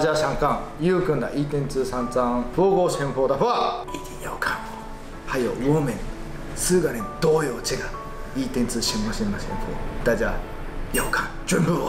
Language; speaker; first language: Chinese; non-native, fluent; Japanese